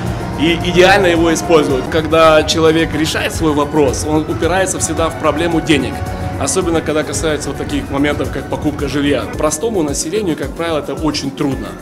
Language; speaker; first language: Russian; native; Russian